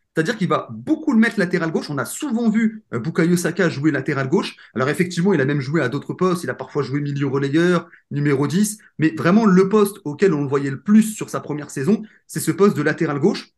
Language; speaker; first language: French; native; French